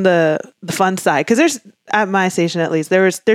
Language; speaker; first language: English; native; English